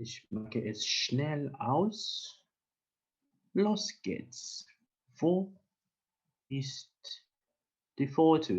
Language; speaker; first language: German; non-native, learner; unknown